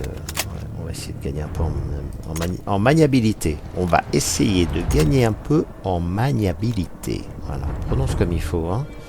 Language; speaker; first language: French; native; French